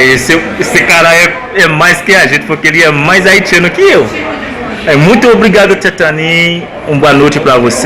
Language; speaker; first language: Portuguese; non-native, learner; Haitian Creole